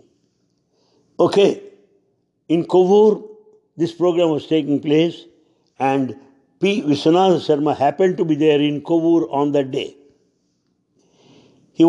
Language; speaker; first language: English; non-native, local second language; Telugu